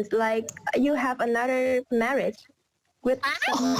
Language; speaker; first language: English; non-native, learner; Vietnamese